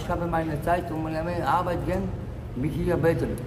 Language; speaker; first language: German; non-native, learner; Polish